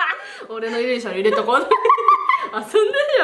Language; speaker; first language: Japanese; native; Japanese